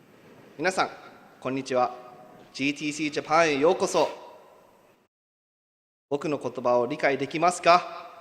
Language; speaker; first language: Japanese; non-native, learner; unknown